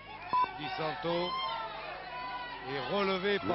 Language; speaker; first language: French; native; French